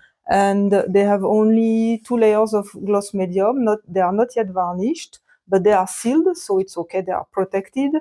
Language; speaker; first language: English; non-native, fluent; French